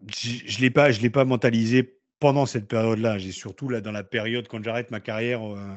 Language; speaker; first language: French; native; French